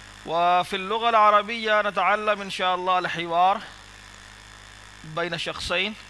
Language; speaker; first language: Arabic; non-native, fluent; Urdu